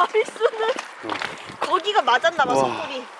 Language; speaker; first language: Korean; native; Korean